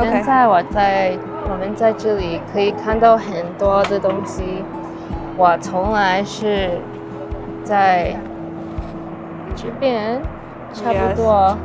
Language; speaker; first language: Chinese; non-native, learner; English